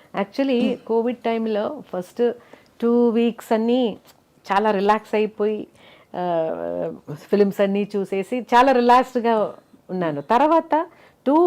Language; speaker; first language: Telugu; non-native, local second language; Malayalam